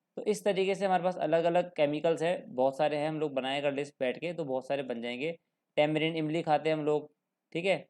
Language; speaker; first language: Hindi; native; Hindi